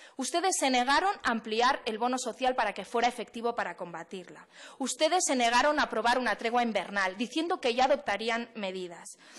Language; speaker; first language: Spanish; non-native, local second language; Catalan